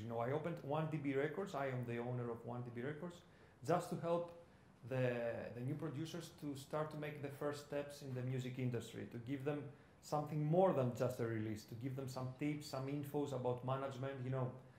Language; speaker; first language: English; non-native, fluent; Greek